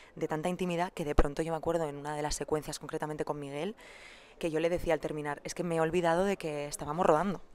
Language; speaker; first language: Spanish; native; Spanish